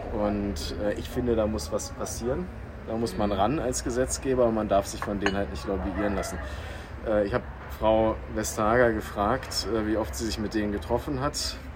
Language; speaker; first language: German; native; German